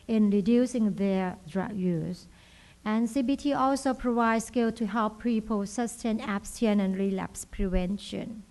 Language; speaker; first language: English; non-native, learner; Thai